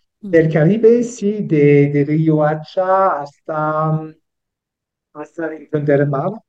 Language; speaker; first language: Spanish; non-native, learner; French